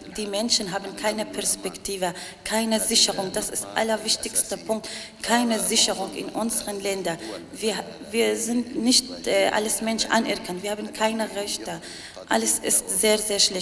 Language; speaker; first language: German; non-native, learner; Arabic